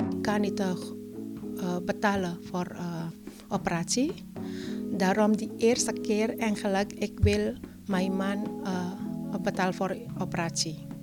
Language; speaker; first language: Dutch; non-native, learner; Indonesian